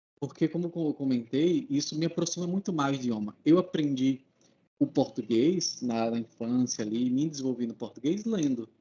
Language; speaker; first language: Portuguese; native; Portuguese